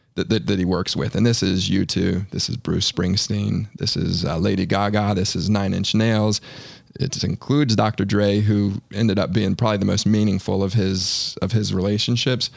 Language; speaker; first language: English; native; English